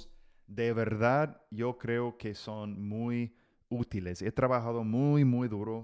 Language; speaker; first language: Spanish; non-native, fluent; English